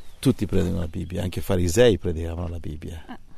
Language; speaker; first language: Italian; native; Italian